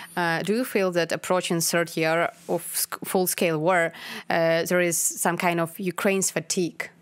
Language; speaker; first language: English; non-native, fluent; Ukrainian